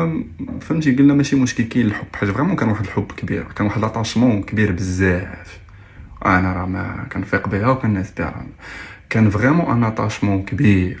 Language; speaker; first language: Arabic; native; Arabic